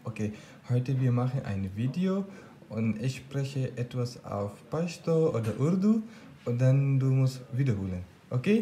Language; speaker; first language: German; non-native, learner; Pashto